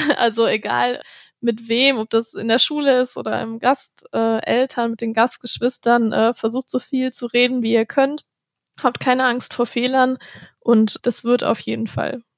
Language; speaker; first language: German; native; German